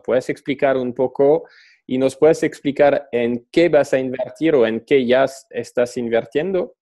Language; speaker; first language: Spanish; non-native, fluent; French